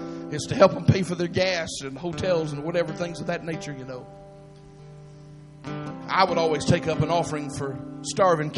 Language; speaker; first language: English; native; English